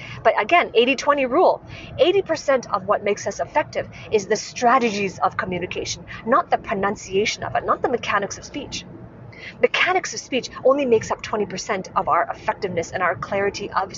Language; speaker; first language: English; non-native, local second language; Cantonese